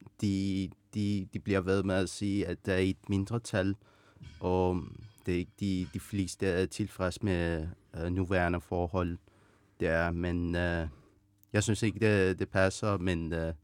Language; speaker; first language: Danish; non-native, fluent; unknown